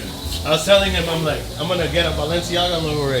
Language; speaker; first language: English; native; English